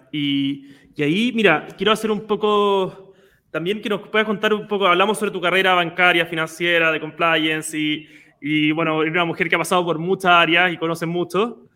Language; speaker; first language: Spanish; native; Spanish